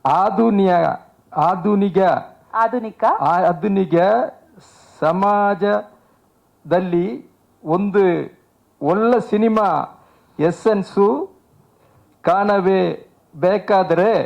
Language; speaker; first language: Kannada; non-native, learner; Tamil